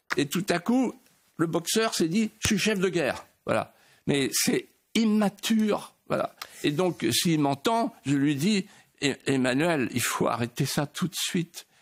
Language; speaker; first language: French; native; French